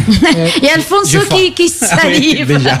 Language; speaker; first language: French; native; French